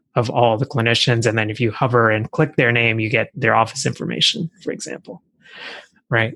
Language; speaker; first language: English; native; English